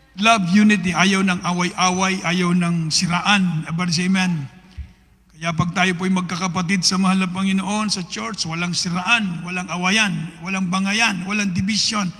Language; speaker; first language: Filipino; native; Filipino